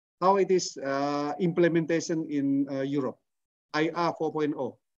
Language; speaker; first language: English; non-native, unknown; Indonesian